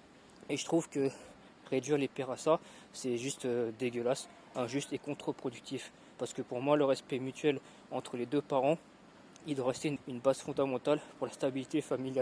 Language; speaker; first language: French; native; French